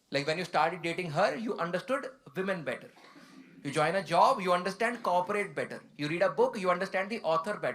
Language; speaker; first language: English; non-native, local second language; Hindi